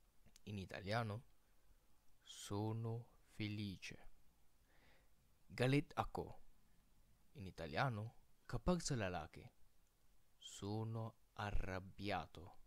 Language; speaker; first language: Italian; non-native, fluent; Filipino